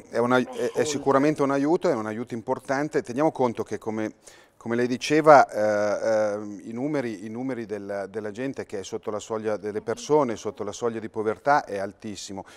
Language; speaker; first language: Italian; native; Italian